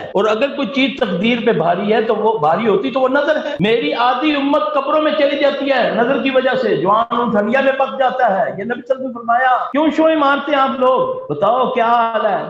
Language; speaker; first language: Urdu; non-native, local second language; Punjabi